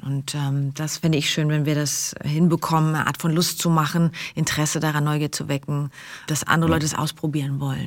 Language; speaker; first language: German; native; German